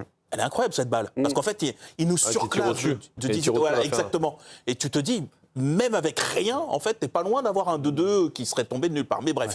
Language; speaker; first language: French; native; French